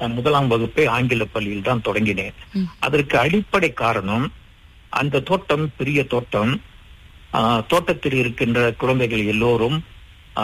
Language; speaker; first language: Tamil; early bilingual, heritage; Tamil